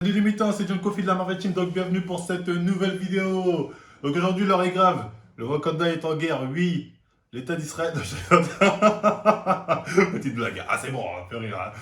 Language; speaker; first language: French; native; French